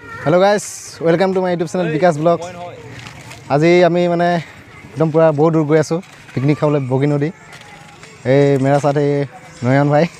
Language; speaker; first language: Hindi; non-native, local second language; Assamese